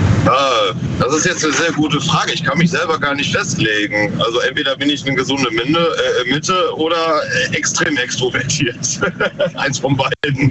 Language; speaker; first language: German; native; German